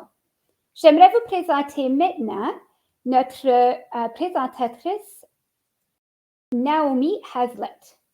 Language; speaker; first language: French; native; French